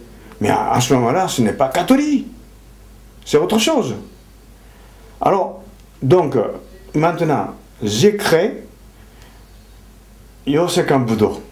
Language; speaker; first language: French; non-native, fluent; Japanese